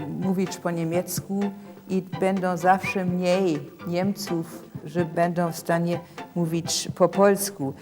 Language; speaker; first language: Polish; non-native, fluent; German